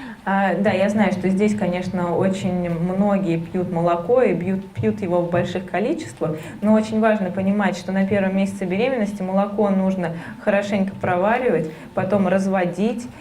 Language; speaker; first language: Russian; native; Russian